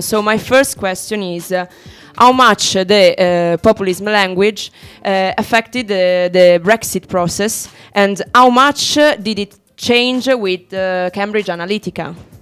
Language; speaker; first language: English; non-native, learner; Italian